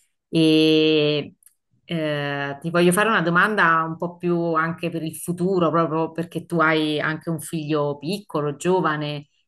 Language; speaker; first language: Italian; native; Italian